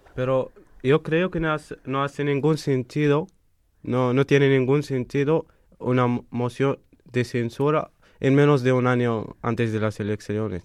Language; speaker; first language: Spanish; non-native, fluent; Arabic